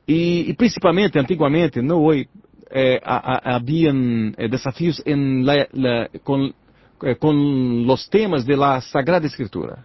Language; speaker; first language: Spanish; non-native, learner; Portuguese